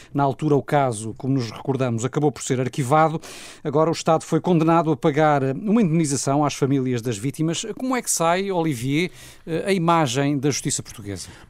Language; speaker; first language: Portuguese; native; Portuguese